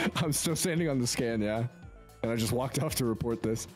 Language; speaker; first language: English; native; English